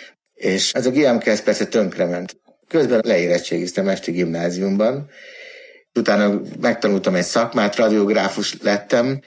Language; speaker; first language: Hungarian; native; Hungarian